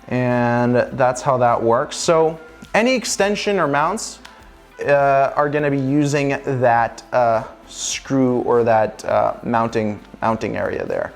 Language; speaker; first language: English; native; English